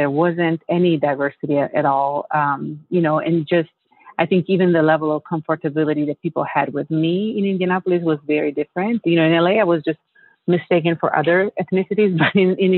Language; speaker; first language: English; non-native, fluent; Italian